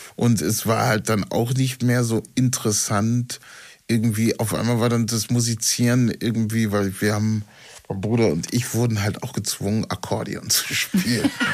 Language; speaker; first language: German; early bilingual, other home language; Ewe